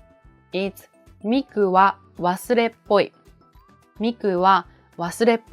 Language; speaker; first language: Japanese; native; Japanese